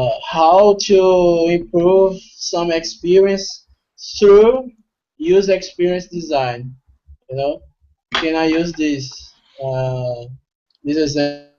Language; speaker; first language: English; non-native, fluent; Portuguese